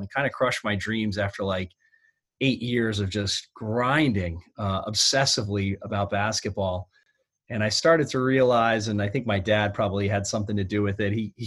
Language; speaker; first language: English; native; English